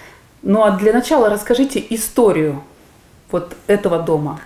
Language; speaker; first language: Russian; native; Russian